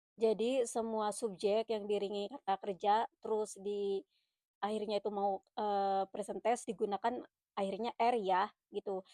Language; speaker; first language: Indonesian; native; Indonesian